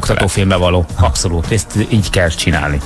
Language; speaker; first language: Hungarian; native; Hungarian